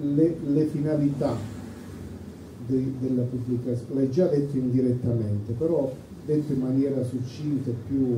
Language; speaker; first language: Italian; native; Italian